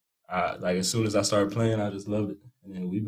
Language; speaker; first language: English; native; English